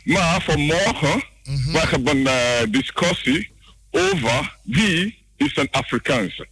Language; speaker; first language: Dutch; non-native, learner; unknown